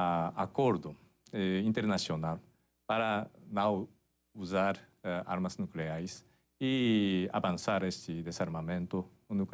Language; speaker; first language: Portuguese; non-native, fluent; Japanese